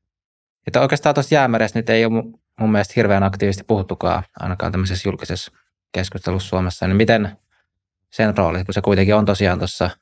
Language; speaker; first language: Finnish; native; Finnish